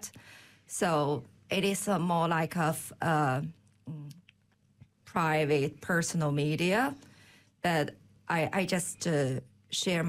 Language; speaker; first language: English; non-native, fluent; Chinese